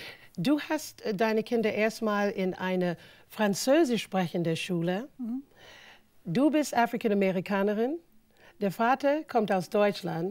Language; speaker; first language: German; non-native, fluent; English